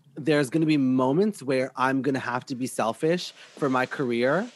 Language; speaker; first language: English; native; English